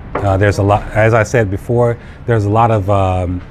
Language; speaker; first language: English; native; English